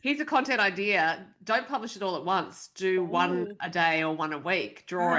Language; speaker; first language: English; native; English